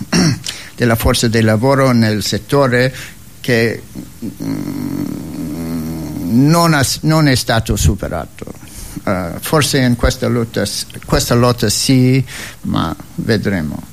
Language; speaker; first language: Italian; non-native, fluent; English